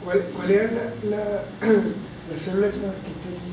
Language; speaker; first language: Spanish; native; Spanish